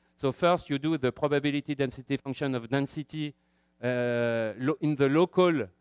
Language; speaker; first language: English; non-native, fluent; French